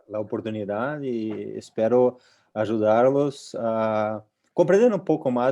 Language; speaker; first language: Spanish; non-native, local second language; Portuguese